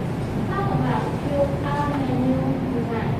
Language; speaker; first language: English; non-native, learner; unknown